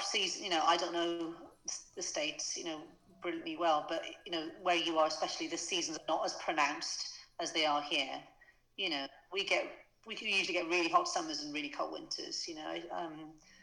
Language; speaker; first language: English; native; English